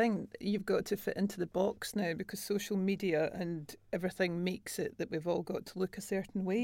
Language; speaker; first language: English; native; English